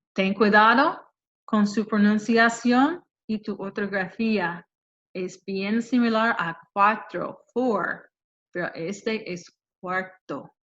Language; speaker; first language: Spanish; non-native, fluent; English